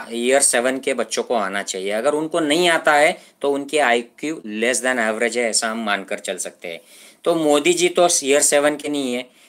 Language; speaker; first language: Hindi; non-native, local second language; Marathi